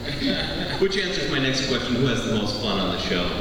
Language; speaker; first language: English; native; English